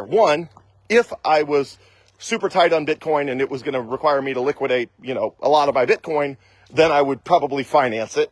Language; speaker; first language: English; native; English